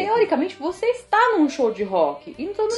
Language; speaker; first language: Portuguese; native; Portuguese